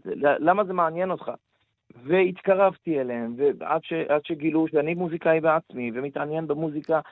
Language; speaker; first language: Hebrew; early bilingual, other home language; Arabic